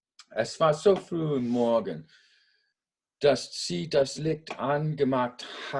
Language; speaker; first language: German; non-native, fluent; English